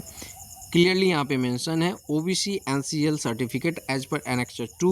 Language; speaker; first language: Hindi; native; Hindi